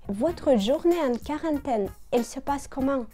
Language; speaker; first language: French; non-native, learner; Russian